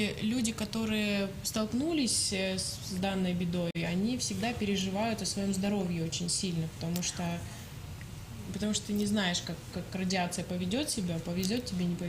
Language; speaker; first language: Russian; native; Russian